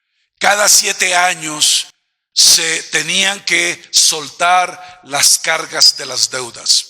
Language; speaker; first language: Spanish; native; Spanish